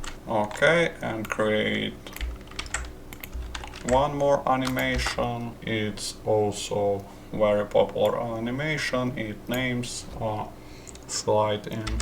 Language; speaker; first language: English; non-native, fluent; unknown